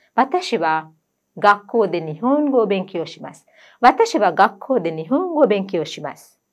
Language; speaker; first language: Japanese; non-native, fluent; Sinhala